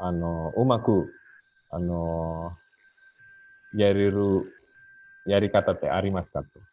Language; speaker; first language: Japanese; non-native, fluent; Indonesian